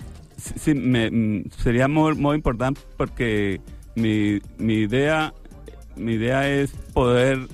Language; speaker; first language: Catalan; non-native, learner; Spanish